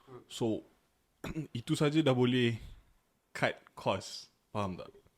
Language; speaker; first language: Malay; native; Malay